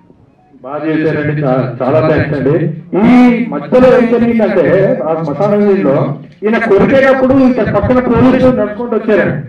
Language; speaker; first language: Telugu; native; Telugu